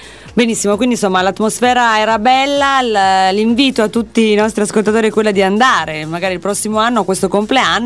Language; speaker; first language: Italian; native; Italian